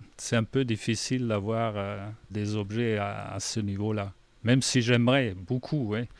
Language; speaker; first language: French; non-native, fluent; German